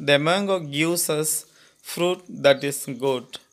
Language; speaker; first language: English; non-native, local second language; Tamil